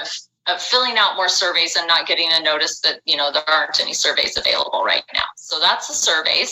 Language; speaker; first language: English; native; English